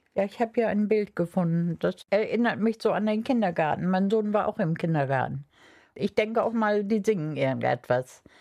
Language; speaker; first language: German; native; German